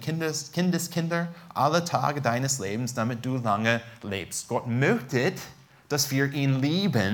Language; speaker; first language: German; non-native, fluent; English